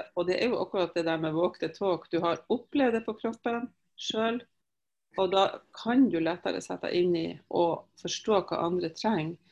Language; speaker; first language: Norwegian; native; Norwegian